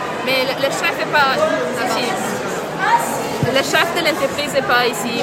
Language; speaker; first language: French; non-native, local second language; English